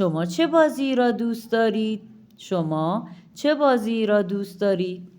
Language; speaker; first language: Persian; non-native, fluent; Urdu